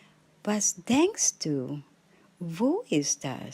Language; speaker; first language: German; non-native, fluent; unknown